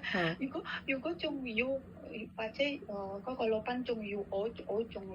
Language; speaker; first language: Chinese; non-native, learner; Indonesian